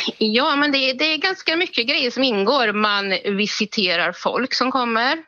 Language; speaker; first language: Swedish; native; Swedish